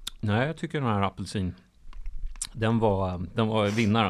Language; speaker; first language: Swedish; native; Swedish